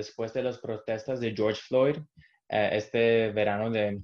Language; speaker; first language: Spanish; early bilingual, heritage; Spanish